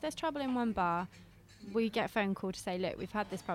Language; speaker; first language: English; native; English